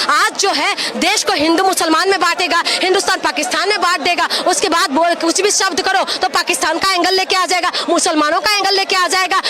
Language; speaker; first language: Hindi; non-native, local second language; Assamese